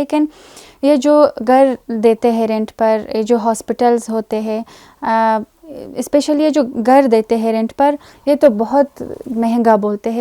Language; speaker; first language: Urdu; non-native, fluent; Persian